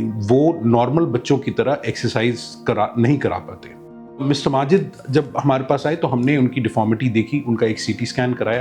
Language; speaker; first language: Hindi; native; Hindi